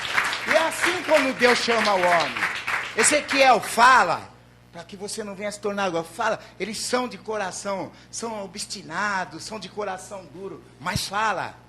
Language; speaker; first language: Portuguese; native; Portuguese